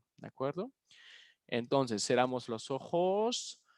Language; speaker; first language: Spanish; non-native, fluent; French